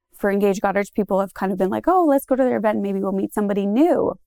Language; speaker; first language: English; native; English